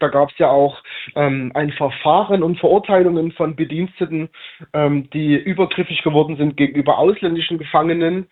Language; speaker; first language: German; native; German